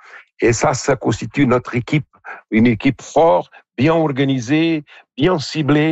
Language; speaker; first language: French; non-native, fluent; Portuguese